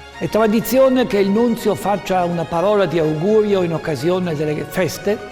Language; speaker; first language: Italian; non-native, fluent; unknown